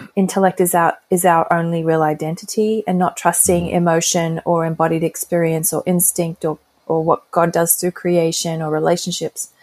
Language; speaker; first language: English; native; English